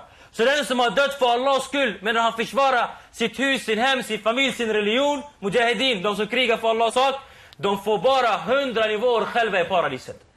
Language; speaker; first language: Swedish; non-native, local second language; Arabic